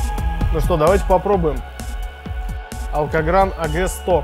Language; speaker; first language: Russian; native; Russian